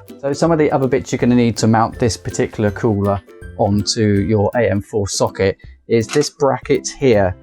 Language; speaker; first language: English; native; English